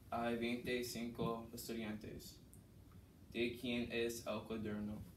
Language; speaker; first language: Spanish; non-native, learner; English